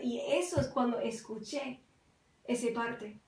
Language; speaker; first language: Spanish; non-native, fluent; English